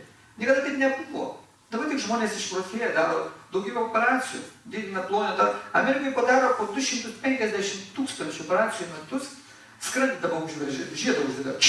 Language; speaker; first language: Lithuanian; native; Lithuanian